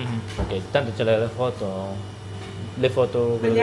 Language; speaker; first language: Italian; non-native, learner; Filipino